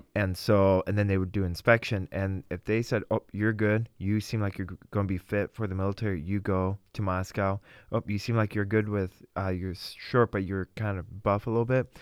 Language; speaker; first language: English; early bilingual, other home language; Russian